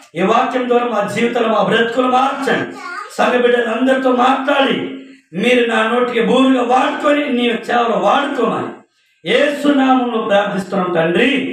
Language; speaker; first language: Telugu; non-native, local second language; Koya